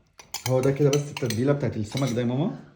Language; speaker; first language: Arabic; native; Arabic